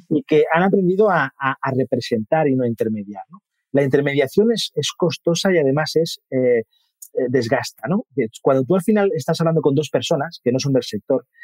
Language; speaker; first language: Spanish; native; Spanish